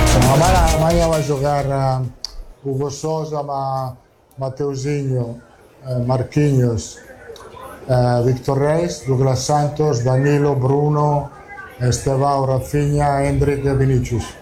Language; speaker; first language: Portuguese; non-native, learner; Italian